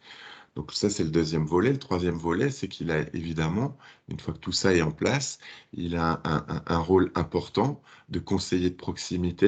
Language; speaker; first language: French; native; French